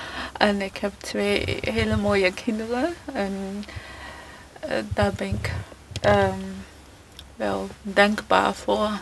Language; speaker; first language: Dutch; non-native, fluent; Chinese